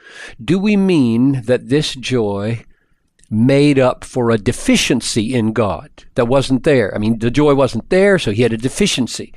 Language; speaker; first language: English; native; English